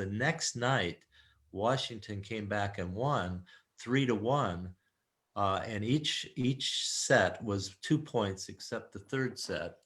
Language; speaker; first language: English; native; English